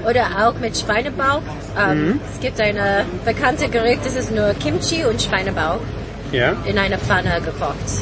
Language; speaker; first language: German; non-native, learner; Korean